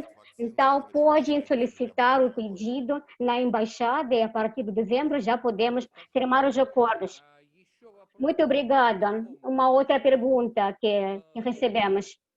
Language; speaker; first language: Portuguese; non-native, fluent; Russian